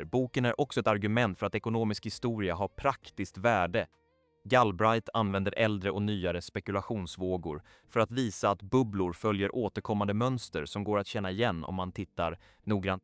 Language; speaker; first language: Swedish; native; Swedish